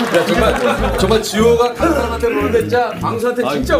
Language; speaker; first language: Korean; native; Korean